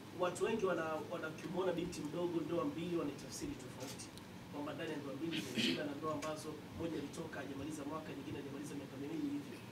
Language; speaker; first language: Swahili; native; Swahili